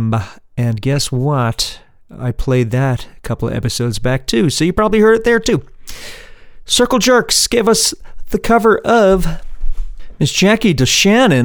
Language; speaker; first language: English; native; English